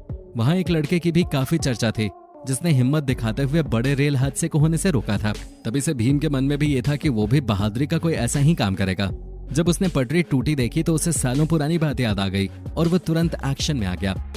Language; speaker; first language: Hindi; native; Hindi